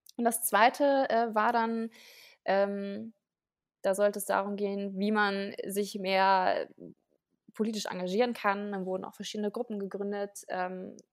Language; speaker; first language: German; native; German